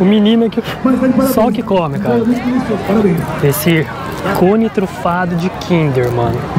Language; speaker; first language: Portuguese; native; Portuguese